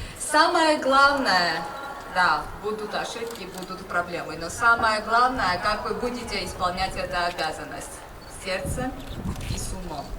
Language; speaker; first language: Russian; non-native, fluent; Georgian